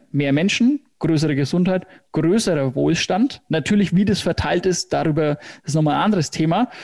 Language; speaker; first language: German; native; German